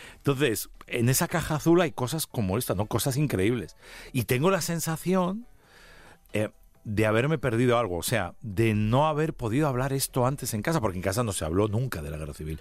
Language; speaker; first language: Spanish; early bilingual, heritage; Spanish